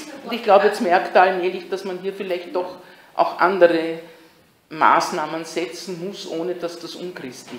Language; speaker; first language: German; native; German